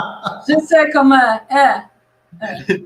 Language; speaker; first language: French; non-native, learner; Portuguese